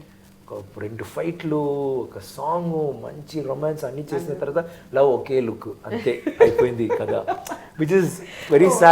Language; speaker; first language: Telugu; non-native, learner; Tamil